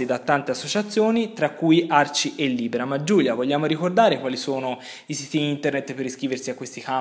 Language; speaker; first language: Italian; native; Italian